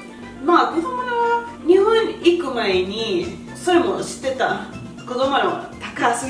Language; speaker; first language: Japanese; non-native, learner; Spanish